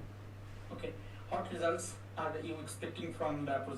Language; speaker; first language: English; non-native, learner; Bangla